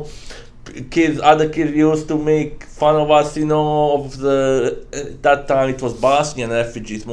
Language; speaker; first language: English; non-native, fluent; Croatian